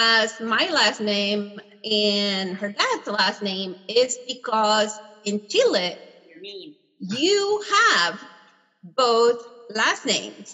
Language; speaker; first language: English; non-native, fluent; Spanish